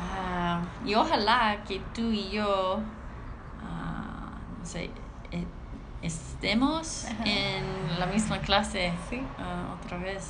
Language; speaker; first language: Spanish; non-native, learner; English